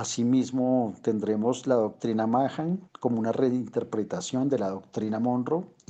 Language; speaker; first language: Spanish; native; Spanish